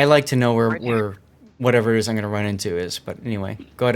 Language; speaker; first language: English; native; English